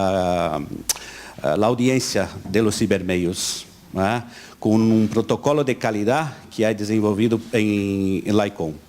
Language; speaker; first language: Spanish; non-native, learner; Portuguese